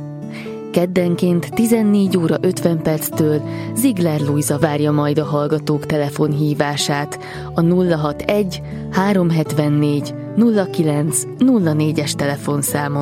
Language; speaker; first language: Hungarian; native; Hungarian